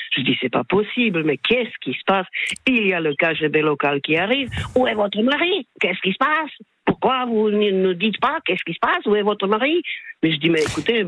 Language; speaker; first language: French; non-native, fluent; Slovak